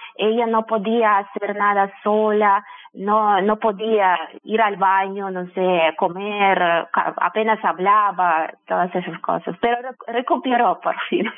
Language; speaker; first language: Spanish; non-native, fluent; Russian